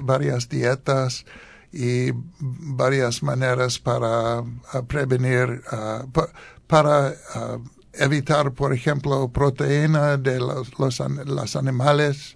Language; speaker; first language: Spanish; non-native, learner; English